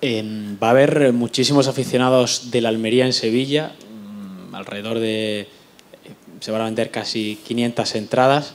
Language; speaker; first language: Spanish; native; Spanish